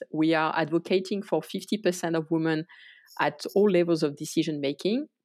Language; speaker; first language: English; non-native, fluent; French